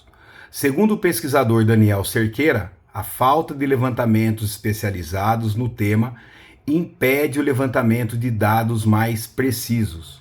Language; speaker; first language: Portuguese; native; Portuguese